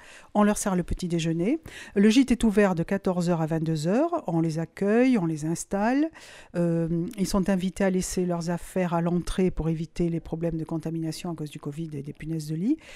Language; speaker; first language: French; native; French